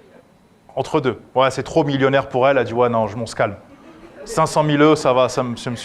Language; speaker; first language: French; native; French